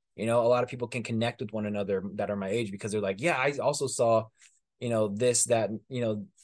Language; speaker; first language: English; early bilingual, other home language; Spanish